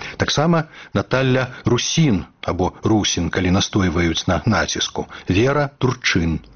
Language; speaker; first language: Belarusian; native; Belarusian